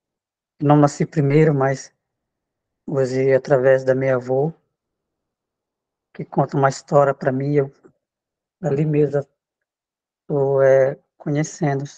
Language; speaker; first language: Portuguese; non-native, local second language; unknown